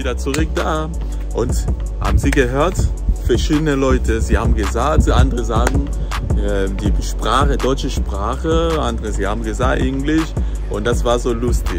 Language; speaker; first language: German; non-native, learner; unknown